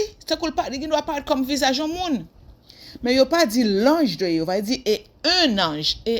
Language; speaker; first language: French; non-native, local second language; Haitian Creole